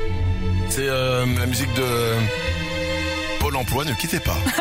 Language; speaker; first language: French; native; French